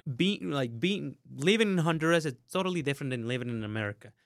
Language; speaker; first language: English; non-native, fluent; Spanish